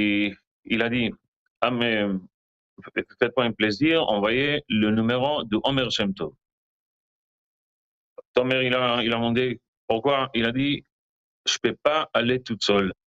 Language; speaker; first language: French; non-native, learner; Hebrew